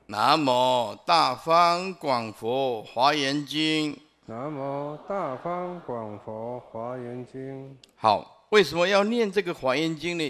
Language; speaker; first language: Chinese; non-native, local second language; Min Nan Chinese